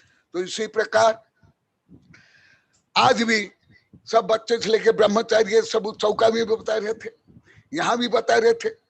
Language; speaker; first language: Hindi; native; Hindi